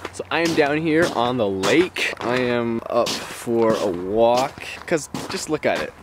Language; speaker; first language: English; native; English